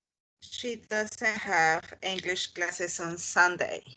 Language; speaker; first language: English; non-native, learner; Spanish